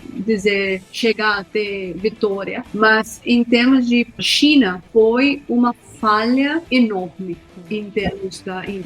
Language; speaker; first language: Portuguese; non-native, fluent; Hindi